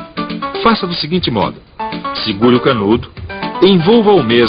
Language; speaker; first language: Portuguese; native; Portuguese